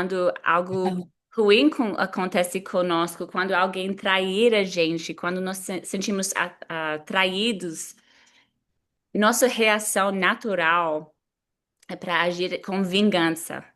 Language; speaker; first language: Portuguese; non-native, fluent; English